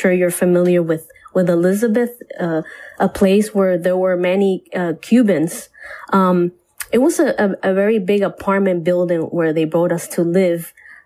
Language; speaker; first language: English; early bilingual, other home language; Spanish